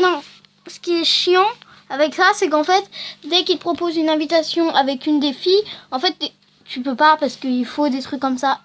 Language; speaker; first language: French; native; French